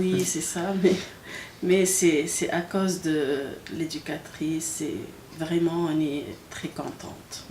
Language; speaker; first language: French; non-native, local second language; Arabic